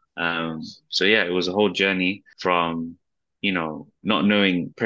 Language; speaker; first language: English; native; English